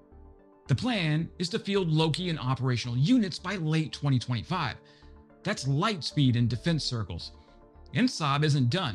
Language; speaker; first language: English; native; English